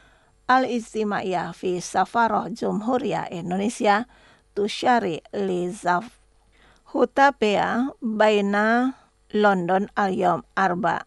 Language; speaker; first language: Arabic; non-native, fluent; Indonesian